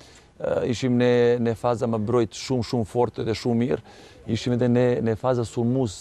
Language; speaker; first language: Albanian; non-native, learner; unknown